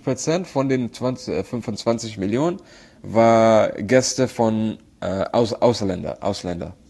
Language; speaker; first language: German; non-native, learner; Arabic